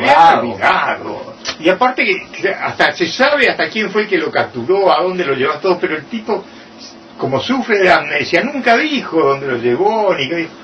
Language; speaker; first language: Spanish; native; Spanish